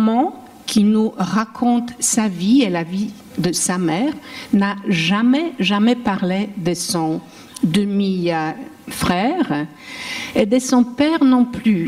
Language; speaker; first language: French; non-native, fluent; Polish